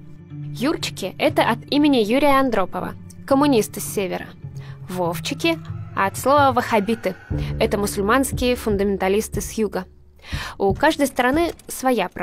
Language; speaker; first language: Russian; native; Russian